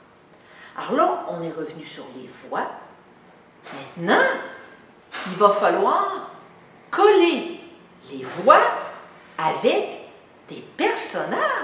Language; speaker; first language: French; native; French